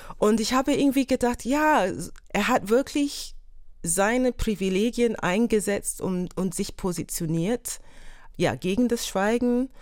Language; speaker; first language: German; non-native, fluent; English